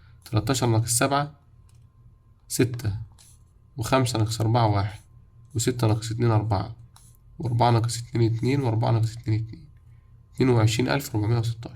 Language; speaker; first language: Arabic; native; Arabic